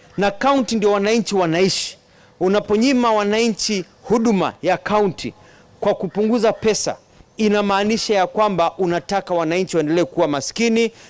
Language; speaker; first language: Swahili; non-native, local second language; Kamba